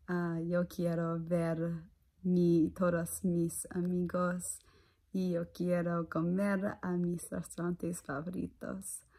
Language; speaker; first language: Spanish; non-native, learner; English